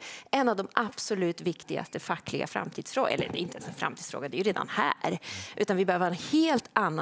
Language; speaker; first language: Swedish; native; Swedish